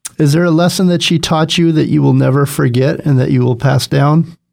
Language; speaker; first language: English; native; English